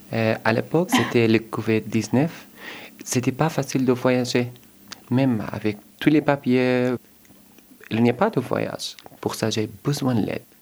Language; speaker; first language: French; non-native, learner; Arabic